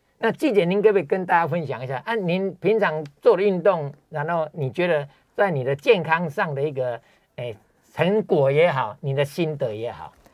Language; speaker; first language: Chinese; native; Chinese